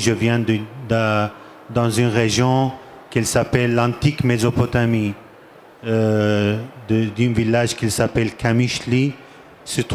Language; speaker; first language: French; non-native, learner; Armenian